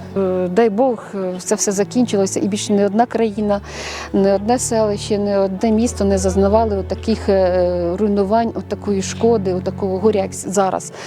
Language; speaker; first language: Ukrainian; native; Ukrainian